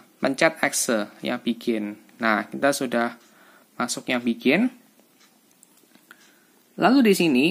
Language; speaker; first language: Indonesian; native; Indonesian